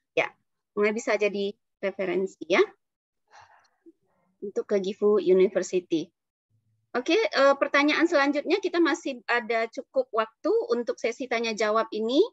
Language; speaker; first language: Indonesian; native; Indonesian